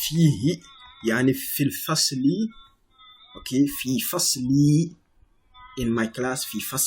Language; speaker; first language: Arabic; non-native, fluent; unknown